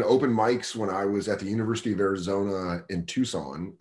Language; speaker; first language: English; native; English